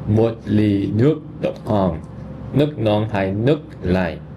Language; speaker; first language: Vietnamese; non-native, learner; English